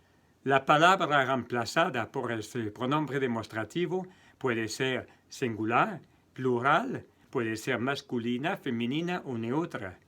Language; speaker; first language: Spanish; non-native, fluent; French